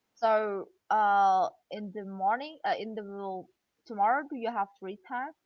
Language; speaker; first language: English; non-native, learner; Vietnamese